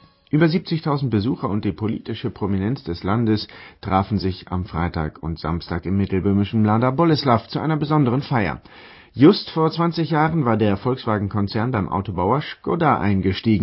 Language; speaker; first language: German; native; German